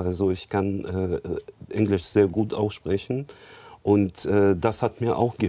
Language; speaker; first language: German; non-native, learner; Arabic